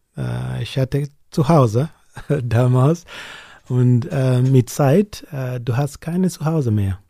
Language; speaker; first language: German; non-native, learner; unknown